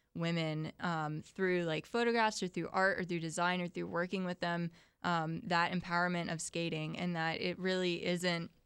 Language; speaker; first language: English; native; English